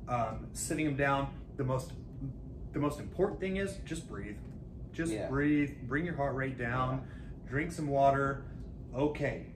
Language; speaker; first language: English; native; English